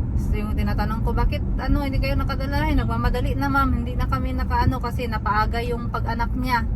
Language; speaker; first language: Filipino; non-native, local second language; Cebuano